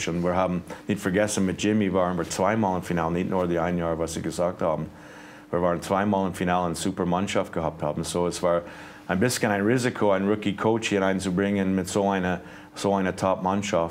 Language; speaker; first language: German; non-native, fluent; English